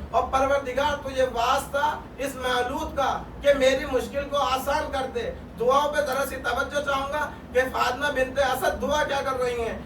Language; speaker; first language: Urdu; native; Urdu